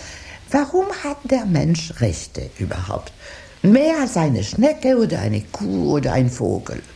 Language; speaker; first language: German; non-native, fluent; French